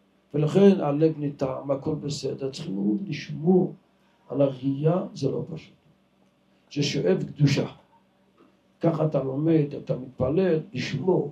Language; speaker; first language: Hebrew; non-native, local second language; Yiddish